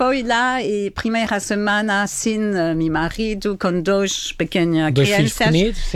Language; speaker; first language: Portuguese; non-native, fluent; French